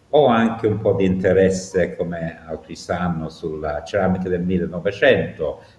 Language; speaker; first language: Italian; non-native, fluent; English